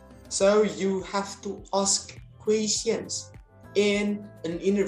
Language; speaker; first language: English; non-native, learner; Indonesian